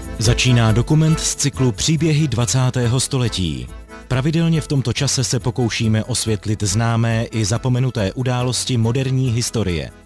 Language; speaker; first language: Czech; native; Czech